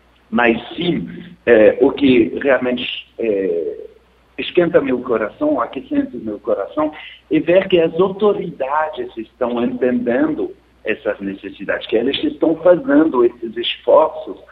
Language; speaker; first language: Portuguese; non-native, fluent; French